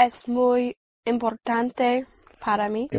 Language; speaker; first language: Spanish; non-native, learner; English